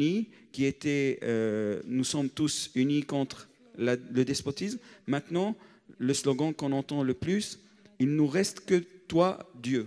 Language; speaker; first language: French; non-native, fluent; Arabic